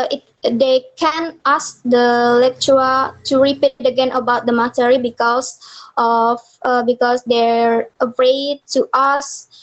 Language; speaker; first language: English; non-native, learner; Indonesian